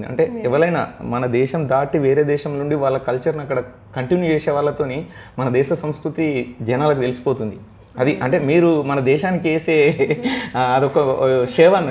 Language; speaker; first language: Telugu; native; Telugu